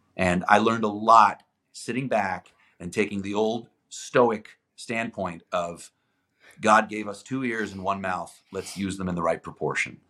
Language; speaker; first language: English; non-native, fluent; Greek